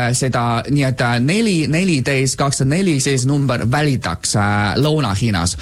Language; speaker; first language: Estonian; non-native, fluent; Chinese